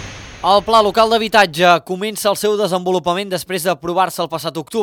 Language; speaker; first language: Catalan; native; Catalan